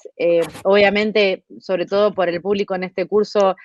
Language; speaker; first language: Spanish; native; Spanish